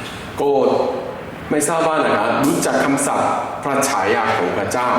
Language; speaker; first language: Thai; non-native, fluent; Korean